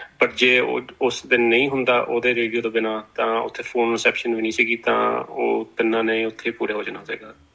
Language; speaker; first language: Punjabi; early bilingual, heritage; Punjabi